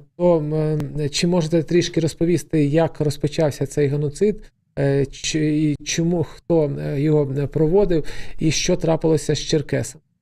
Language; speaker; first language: Ukrainian; native; Ukrainian